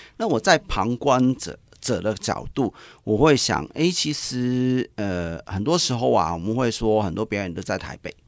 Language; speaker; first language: Chinese; non-native, local second language; Cantonese